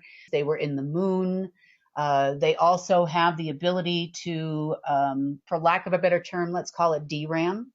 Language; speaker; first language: English; native; English